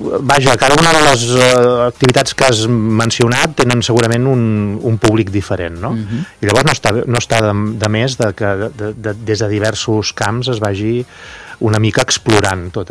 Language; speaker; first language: Catalan; native; Catalan